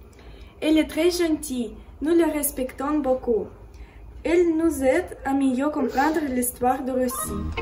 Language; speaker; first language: French; non-native, learner; Russian